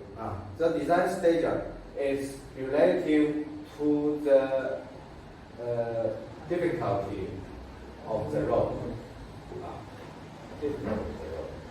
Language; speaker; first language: English; non-native, fluent; Chinese